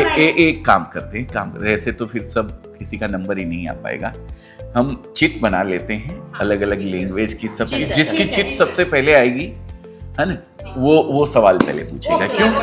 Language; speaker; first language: Hindi; native; Hindi